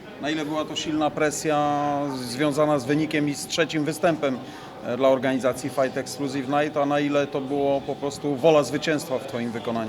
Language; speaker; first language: Polish; native; Polish